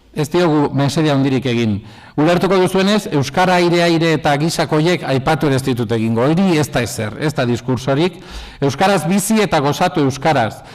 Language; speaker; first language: Basque; non-native, local second language; Spanish